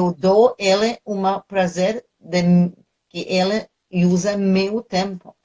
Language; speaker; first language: Portuguese; non-native, fluent; Polish